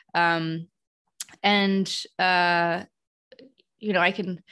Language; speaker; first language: English; native; English